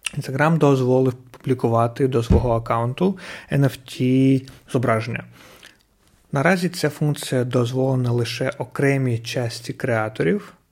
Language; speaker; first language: Ukrainian; non-native, local second language; Russian